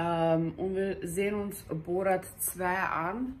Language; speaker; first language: German; early bilingual, heritage; German